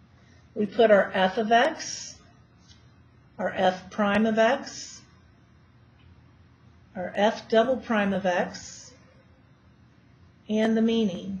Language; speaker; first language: English; native; English